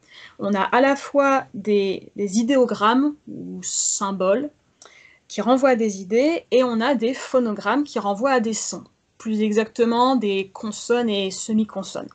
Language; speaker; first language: French; native; French